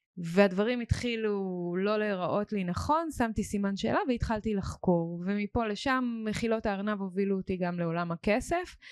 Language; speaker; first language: Hebrew; native; Hebrew